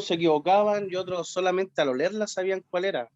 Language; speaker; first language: Spanish; native; Spanish